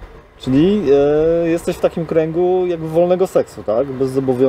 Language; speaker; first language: Polish; native; Polish